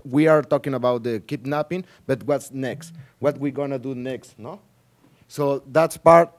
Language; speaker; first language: English; non-native, learner; Spanish